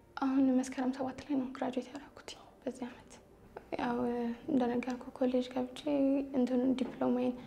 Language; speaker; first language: Amharic; native; Amharic